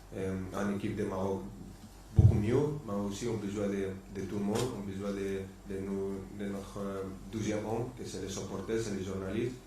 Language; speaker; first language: French; non-native, fluent; Spanish